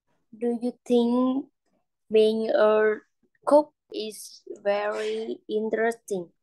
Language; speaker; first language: English; non-native, learner; Vietnamese